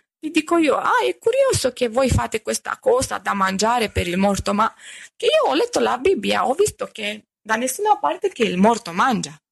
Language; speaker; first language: Italian; non-native, fluent; Romanian